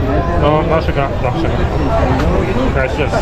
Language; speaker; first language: Spanish; non-native, learner; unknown